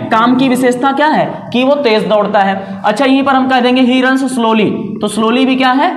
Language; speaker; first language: Hindi; native; Hindi